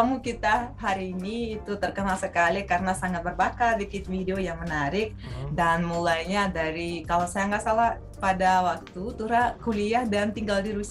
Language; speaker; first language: Indonesian; non-native, fluent; Russian